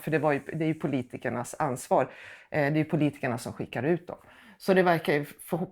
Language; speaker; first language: Swedish; native; Swedish